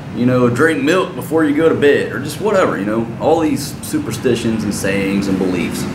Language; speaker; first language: English; native; English